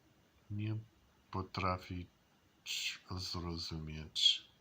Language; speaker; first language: Polish; non-native, learner; English